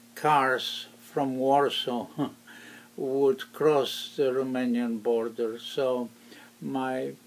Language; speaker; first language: English; non-native, fluent; Ukrainian